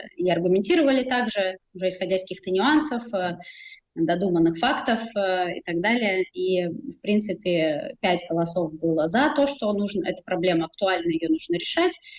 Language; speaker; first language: Russian; native; Russian